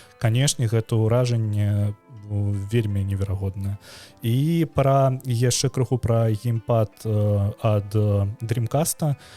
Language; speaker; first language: Belarusian; non-native, local second language; Russian